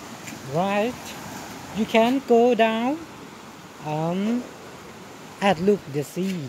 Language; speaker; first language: English; non-native, learner; Thai